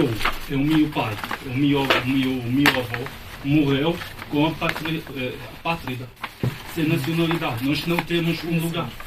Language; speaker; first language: Portuguese; non-native, fluent; Arabic